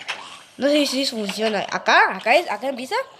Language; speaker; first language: Spanish; native; Spanish